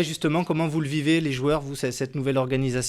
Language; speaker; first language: French; native; French